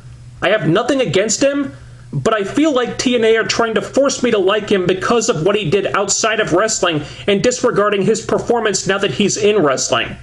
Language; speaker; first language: English; native; English